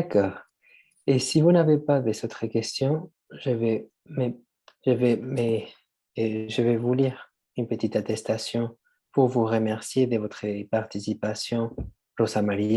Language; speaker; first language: French; non-native, fluent; Spanish